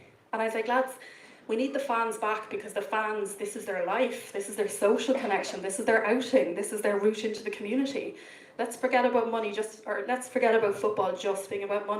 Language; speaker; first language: English; native; English